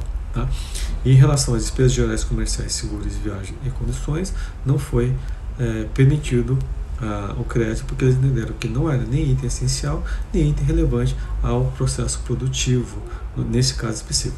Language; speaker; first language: Portuguese; native; Portuguese